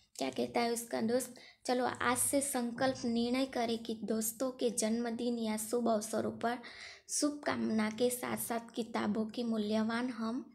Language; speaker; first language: Hindi; non-native, local second language; Gujarati